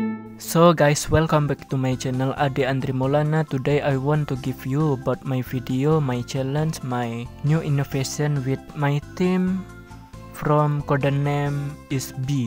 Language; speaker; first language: English; non-native, learner; Indonesian